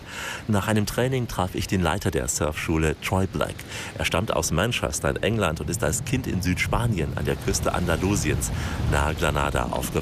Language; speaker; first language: German; native; German